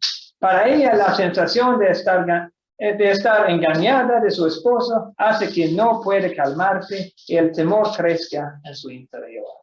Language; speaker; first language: Spanish; non-native, fluent; Swedish